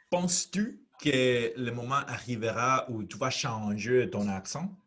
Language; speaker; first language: French; non-native, fluent; Spanish